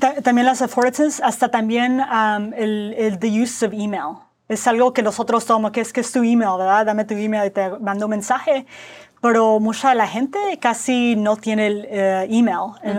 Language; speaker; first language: Spanish; early bilingual, heritage; Spanish